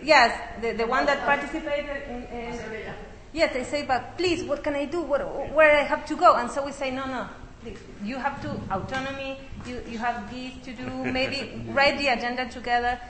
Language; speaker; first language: English; non-native, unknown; Spanish